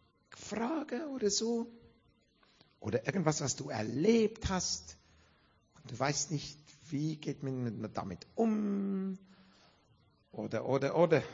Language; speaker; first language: German; non-native, fluent; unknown